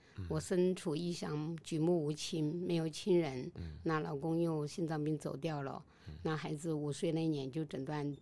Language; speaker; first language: Chinese; native; Chinese